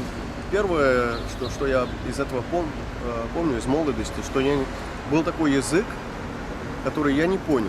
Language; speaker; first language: Russian; early bilingual, heritage; Dutch